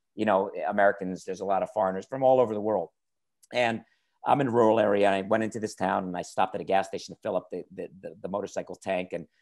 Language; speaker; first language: English; native; English